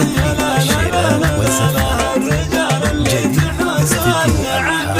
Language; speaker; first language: Arabic; native; Arabic